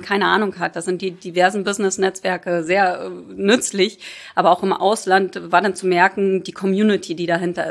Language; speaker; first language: German; native; German